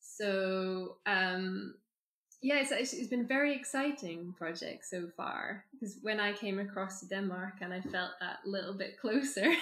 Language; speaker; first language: English; native; English